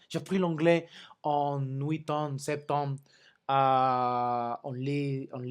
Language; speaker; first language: French; non-native, learner; Spanish